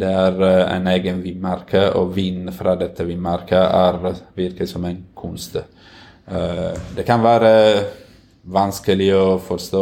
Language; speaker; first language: Norwegian; non-native, fluent; Italian